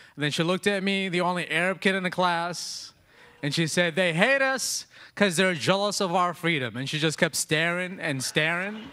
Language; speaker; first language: English; early bilingual, other home language; Arabic